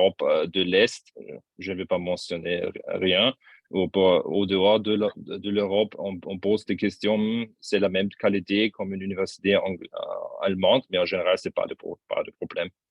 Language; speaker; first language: French; non-native, fluent; German